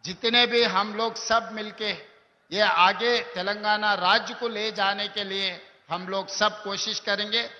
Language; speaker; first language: Hindi; non-native, local second language; Telugu